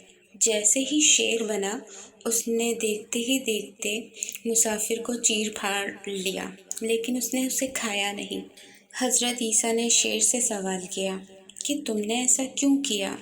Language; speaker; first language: Urdu; native; Urdu